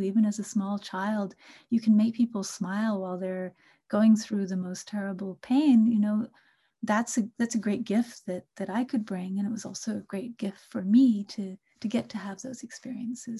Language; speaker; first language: English; non-native, local second language; Bangla